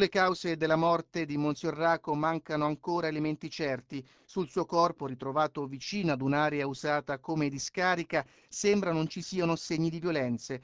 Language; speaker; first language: Italian; native; Italian